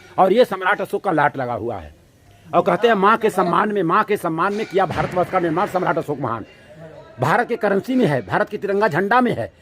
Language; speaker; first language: Hindi; native; Hindi